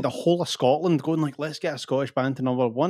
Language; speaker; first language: English; native; English